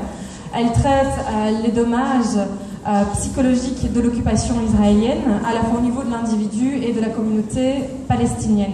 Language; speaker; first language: French; native; French